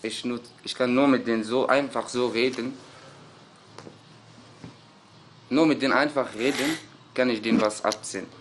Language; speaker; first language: German; non-native, learner; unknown